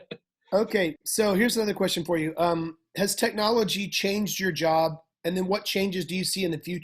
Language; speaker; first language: English; native; English